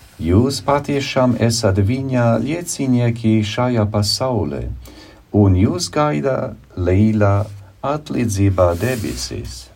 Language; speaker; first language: Latvian; non-native, learner; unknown